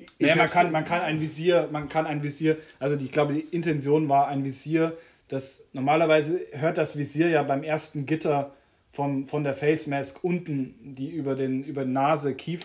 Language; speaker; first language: German; native; German